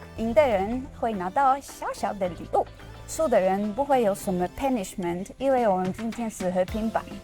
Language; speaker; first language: Chinese; non-native, learner; Polish